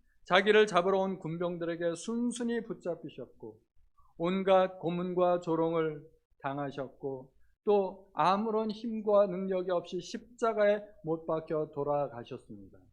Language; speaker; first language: Korean; native; Korean